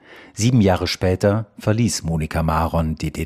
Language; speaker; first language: German; native; German